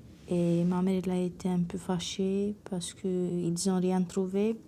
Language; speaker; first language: French; non-native, fluent; Romanian